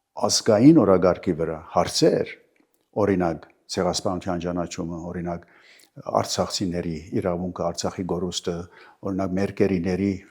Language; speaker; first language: Armenian; early bilingual, heritage; Armenian